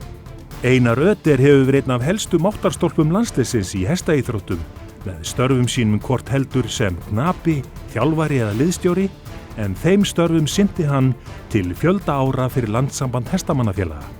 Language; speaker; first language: Icelandic; native; Icelandic